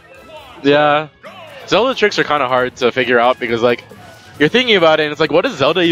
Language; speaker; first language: English; native; English